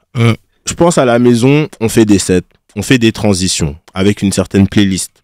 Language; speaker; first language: French; early bilingual, other home language; Lingala